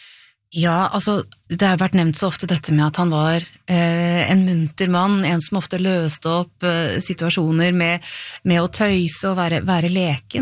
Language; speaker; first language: Norwegian; native; Norwegian